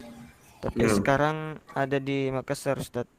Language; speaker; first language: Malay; non-native, local second language; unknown